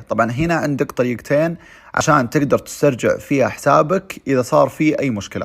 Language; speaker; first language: Arabic; native; Arabic